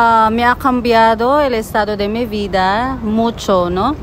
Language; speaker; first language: Spanish; non-native, learner; Filipino